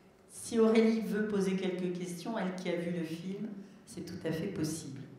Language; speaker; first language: French; native; French